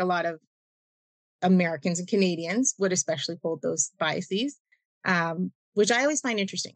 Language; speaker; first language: English; native; English